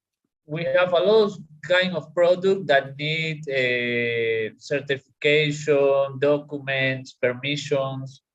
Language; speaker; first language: English; non-native, learner; Spanish